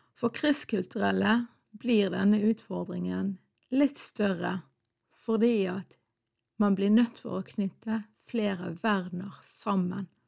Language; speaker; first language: Norwegian; early bilingual, other home language; Arabic